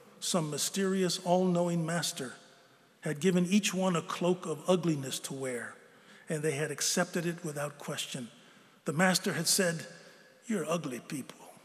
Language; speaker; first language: English; native; English